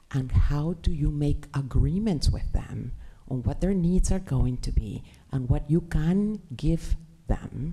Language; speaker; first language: English; non-native, fluent; Spanish